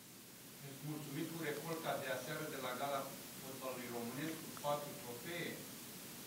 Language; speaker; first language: Romanian; native; Romanian